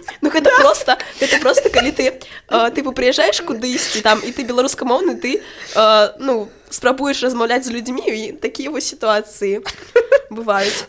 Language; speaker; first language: Belarusian; non-native, local second language; Russian